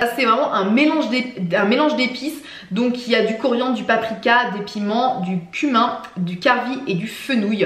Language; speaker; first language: French; native; French